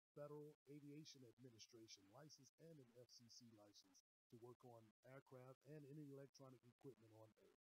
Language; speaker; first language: English; native; English